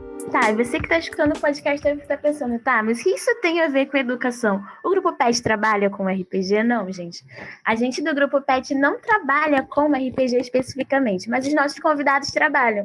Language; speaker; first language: Portuguese; native; Portuguese